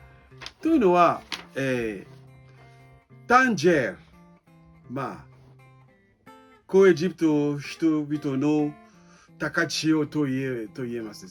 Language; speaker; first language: Japanese; non-native, fluent; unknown